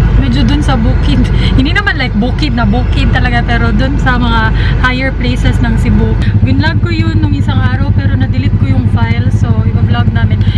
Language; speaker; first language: Filipino; non-native, local second language; Cebuano